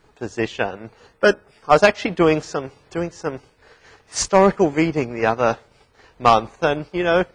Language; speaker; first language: English; native; English